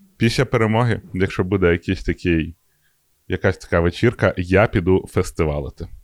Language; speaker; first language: Ukrainian; non-native, local second language; Russian